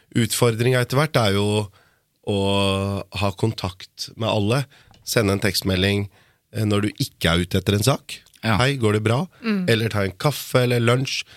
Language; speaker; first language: Norwegian; early bilingual, other home language; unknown